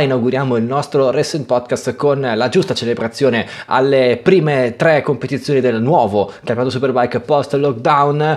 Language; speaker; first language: Italian; native; Italian